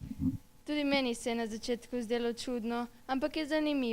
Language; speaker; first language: Slovenian; early bilingual, other home language; Serbian